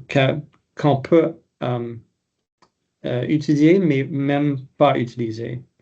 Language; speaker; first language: French; non-native, local second language; English